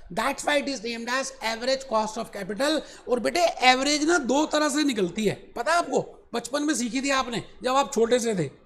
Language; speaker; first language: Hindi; native; Hindi